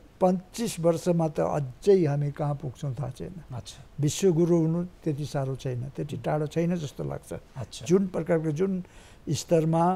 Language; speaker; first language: Nepali; native; Nepali